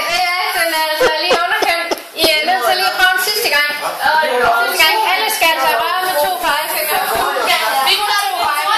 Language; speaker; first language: Danish; native; Danish